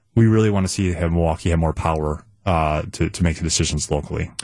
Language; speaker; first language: English; native; English